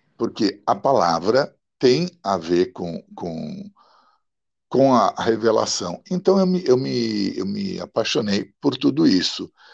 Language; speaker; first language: Portuguese; early bilingual, other home language; Italian